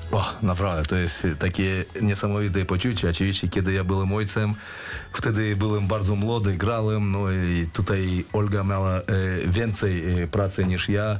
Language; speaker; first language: Polish; non-native, fluent; Russian